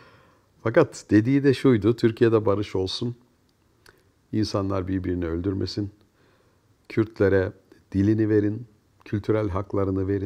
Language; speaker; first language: Turkish; native; Turkish